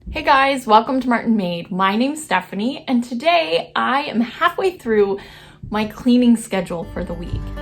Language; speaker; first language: English; native; English